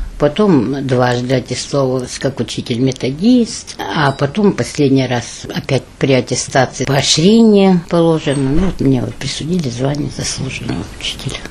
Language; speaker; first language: Russian; non-native, local second language; German